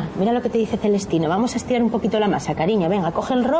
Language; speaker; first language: Spanish; native; Spanish